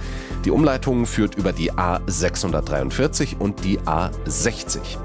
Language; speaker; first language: German; native; German